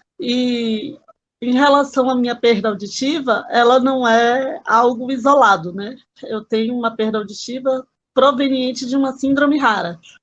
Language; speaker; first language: Portuguese; native; Portuguese